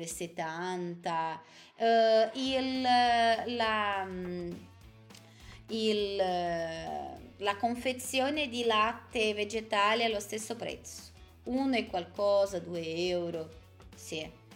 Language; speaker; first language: Italian; non-native, fluent; Portuguese